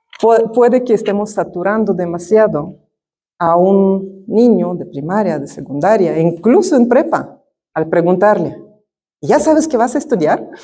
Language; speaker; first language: Spanish; non-native, fluent; Russian